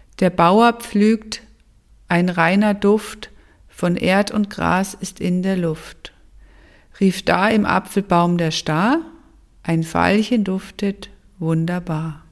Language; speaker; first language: German; native; German